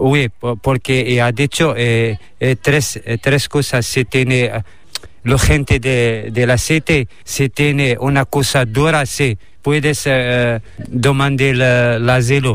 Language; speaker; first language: Spanish; non-native, learner; Arabic